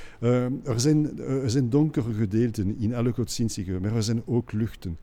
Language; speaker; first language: Dutch; non-native, local second language; French